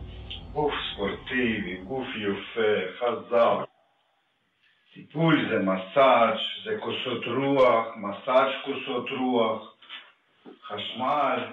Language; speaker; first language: Hebrew; non-native, fluent; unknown